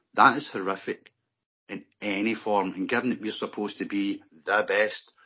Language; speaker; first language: English; native; English